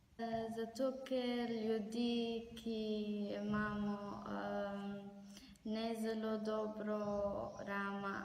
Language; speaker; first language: Slovenian; non-native, learner; Arabic